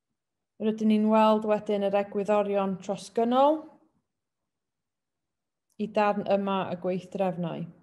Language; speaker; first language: Welsh; native; Welsh